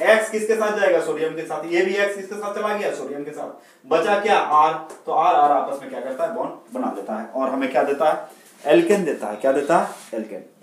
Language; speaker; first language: Hindi; native; Hindi